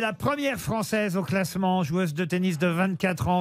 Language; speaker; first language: French; native; French